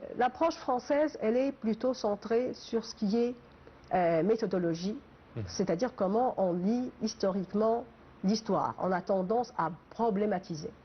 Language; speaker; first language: French; non-native, local second language; Arabic